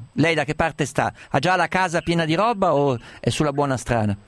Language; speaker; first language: Italian; native; Italian